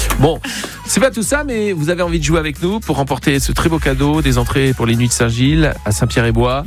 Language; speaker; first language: French; native; French